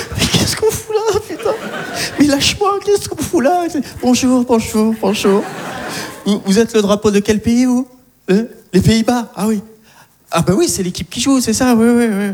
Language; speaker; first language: French; early bilingual, other home language; Arabic